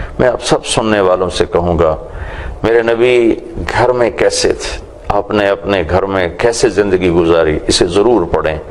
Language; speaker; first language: Urdu; non-native, local second language; Punjabi